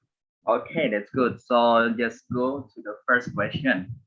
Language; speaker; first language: English; non-native, learner; Indonesian